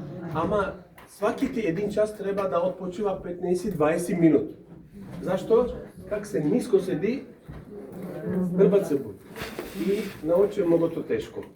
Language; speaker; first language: Bulgarian; non-native, learner; Serbian